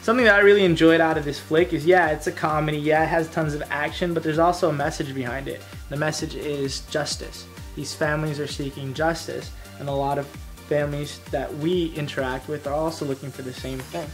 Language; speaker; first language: English; early bilingual, other home language; Spanish